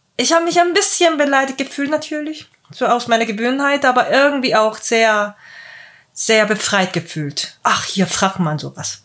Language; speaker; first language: German; non-native, fluent; Korean